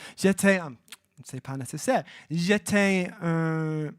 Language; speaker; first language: French; non-native, learner; English